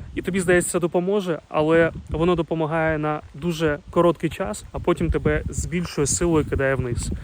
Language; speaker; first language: Ukrainian; non-native, local second language; Russian